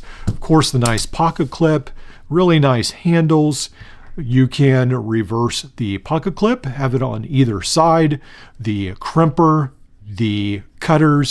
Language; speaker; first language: English; native; English